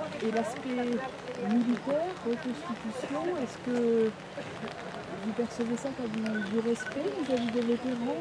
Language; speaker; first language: French; native; French